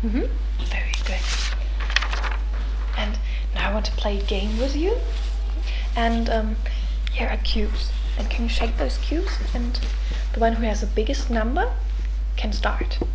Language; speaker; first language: English; non-native, fluent; German